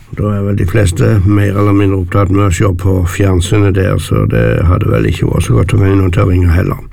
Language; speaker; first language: Norwegian; native; Norwegian